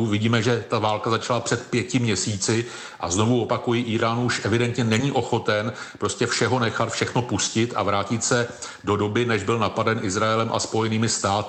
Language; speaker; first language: Czech; native; Czech